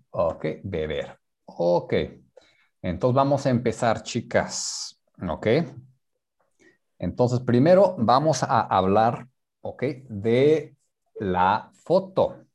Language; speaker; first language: Spanish; native; Spanish